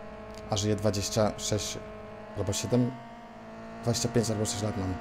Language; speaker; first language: Polish; native; Polish